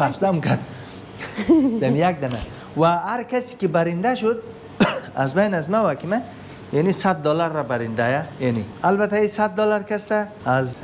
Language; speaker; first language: Persian; native; Persian